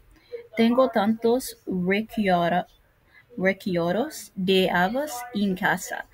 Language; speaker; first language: Spanish; non-native, learner; English